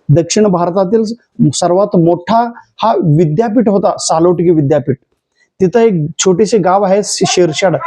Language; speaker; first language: Marathi; non-native, local second language; Kannada